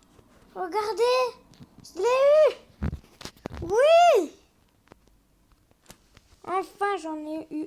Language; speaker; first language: French; native; French